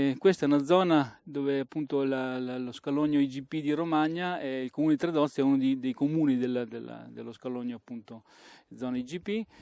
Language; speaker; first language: Italian; native; Italian